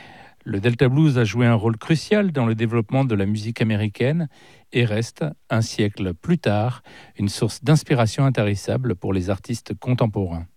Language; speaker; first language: French; native; French